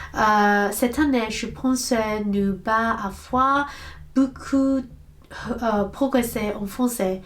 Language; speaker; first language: French; non-native, learner; Cantonese